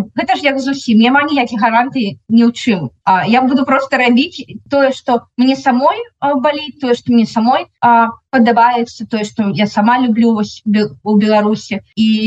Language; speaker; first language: Belarusian; non-native, local second language; Russian